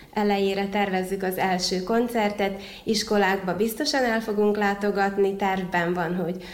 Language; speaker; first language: Hungarian; native; Hungarian